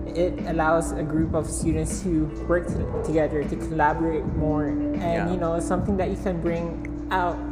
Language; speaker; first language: English; early bilingual, other home language; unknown